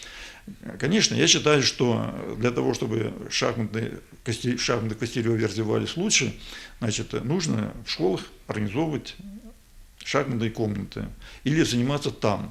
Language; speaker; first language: Russian; native; Russian